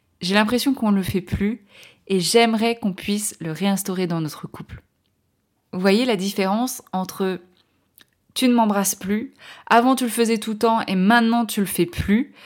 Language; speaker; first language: French; native; French